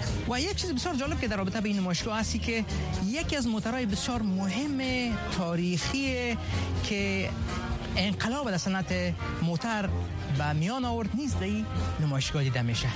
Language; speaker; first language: Persian; native; Persian